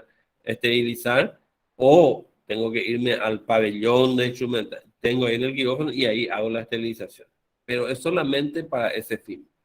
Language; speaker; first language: Spanish; native; Spanish